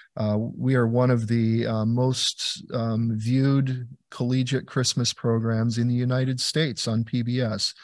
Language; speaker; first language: English; native; English